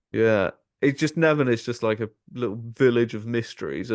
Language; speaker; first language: English; native; English